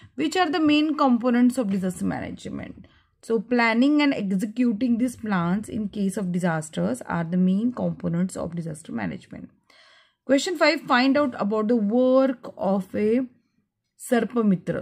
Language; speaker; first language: English; non-native, local second language; Marathi